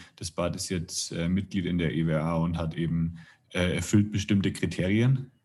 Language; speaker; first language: German; native; German